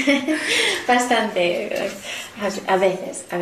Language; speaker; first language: Spanish; non-native, learner; English